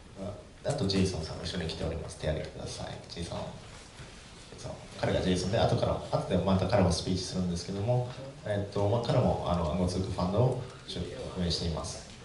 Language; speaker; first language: Japanese; native; Japanese